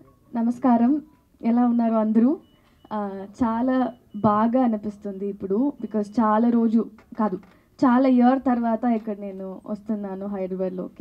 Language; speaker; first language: Telugu; non-native, learner; Tamil